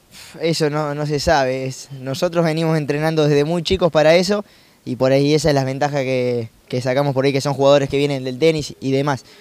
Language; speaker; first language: Spanish; native; Spanish